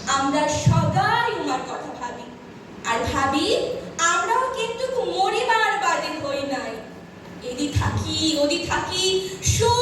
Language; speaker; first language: Bangla; non-native, local second language; Rangpuri